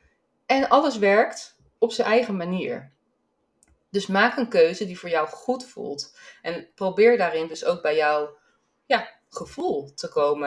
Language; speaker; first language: Dutch; native; Dutch